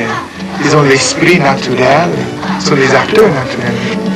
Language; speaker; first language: French; non-native, fluent; English